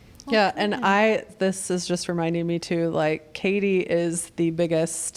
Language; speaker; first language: English; native; English